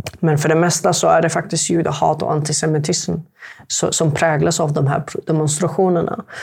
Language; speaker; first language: Swedish; non-native, fluent; Arabic